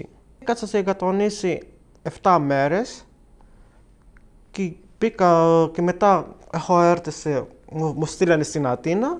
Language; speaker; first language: Greek; non-native, fluent; Arabic